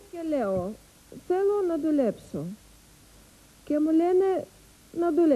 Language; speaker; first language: Greek; non-native, learner; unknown